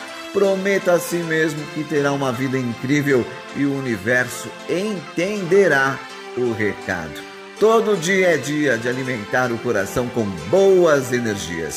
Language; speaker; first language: Portuguese; native; Portuguese